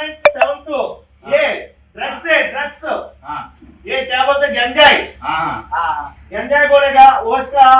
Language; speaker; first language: Hindi; non-native, local second language; Telugu